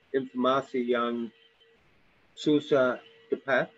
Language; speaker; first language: Indonesian; non-native, learner; English